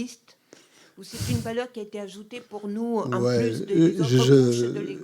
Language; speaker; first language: French; native; French